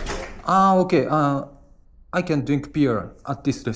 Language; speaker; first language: English; non-native, learner; Japanese